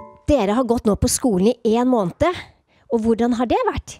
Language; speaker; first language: Norwegian; native; Norwegian